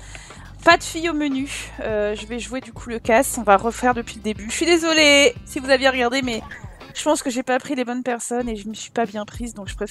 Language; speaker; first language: French; native; French